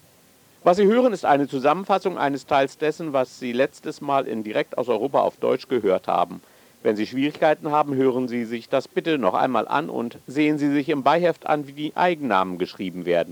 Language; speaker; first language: German; native; German